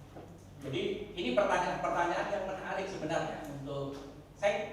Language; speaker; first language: Indonesian; native; Indonesian